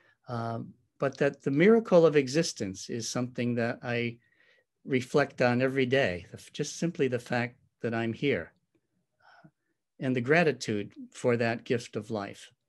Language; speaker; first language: English; native; English